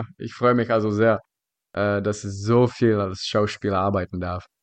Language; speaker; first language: German; non-native, fluent; Czech